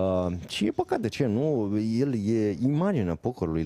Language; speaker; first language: Romanian; native; Romanian